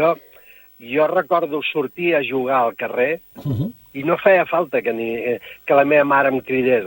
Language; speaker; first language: Catalan; native; Catalan